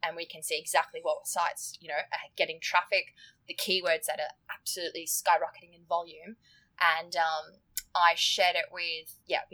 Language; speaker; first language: English; native; English